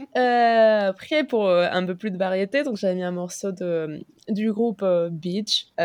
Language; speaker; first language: French; non-native, fluent; Spanish